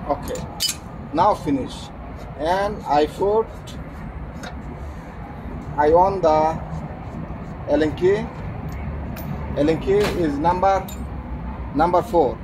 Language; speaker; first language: English; non-native, learner; Bangla